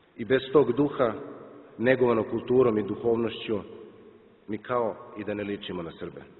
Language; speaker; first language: Serbian; native; Serbian